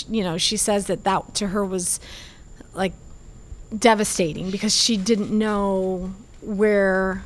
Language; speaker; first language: English; early bilingual, other home language; Spanish